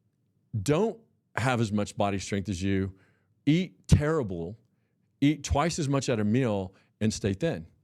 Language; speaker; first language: English; native; English